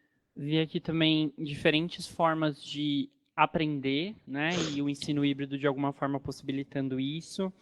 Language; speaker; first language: Portuguese; native; Portuguese